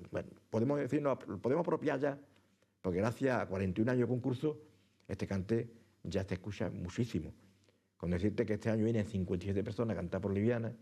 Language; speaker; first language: Spanish; native; Spanish